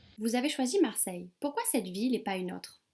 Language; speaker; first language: French; native; French